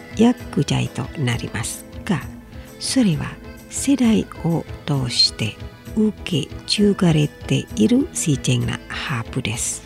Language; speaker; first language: Japanese; non-native, fluent; Indonesian